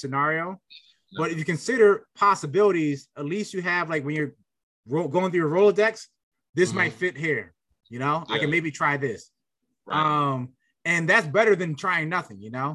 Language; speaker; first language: English; native; English